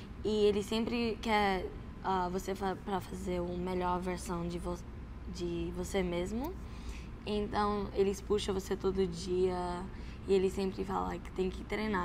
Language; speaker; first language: Portuguese; early bilingual, heritage; Portuguese